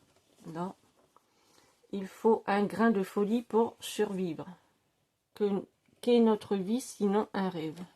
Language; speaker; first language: French; native; French